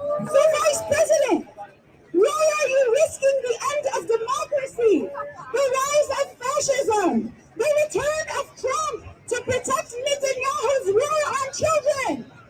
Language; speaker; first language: English; native; English